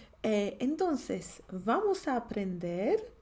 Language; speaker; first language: Spanish; non-native, fluent; Polish